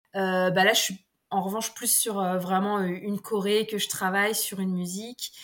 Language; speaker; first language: French; native; French